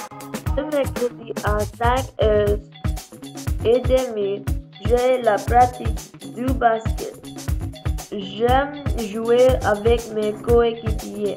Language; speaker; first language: French; non-native, learner; English